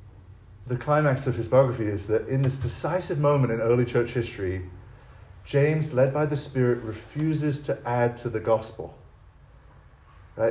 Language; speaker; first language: English; native; English